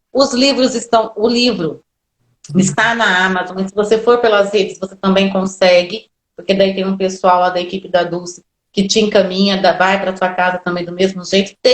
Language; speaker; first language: Portuguese; native; Portuguese